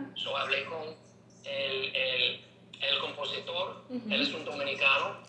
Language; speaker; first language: Spanish; non-native, learner; English